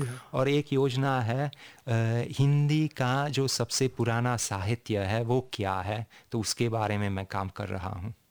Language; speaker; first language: Hindi; non-native, fluent; Hungarian